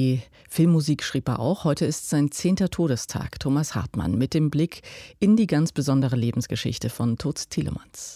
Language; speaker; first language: German; native; German